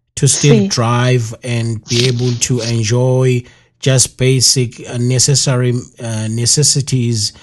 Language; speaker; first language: English; non-native, local second language; Zulu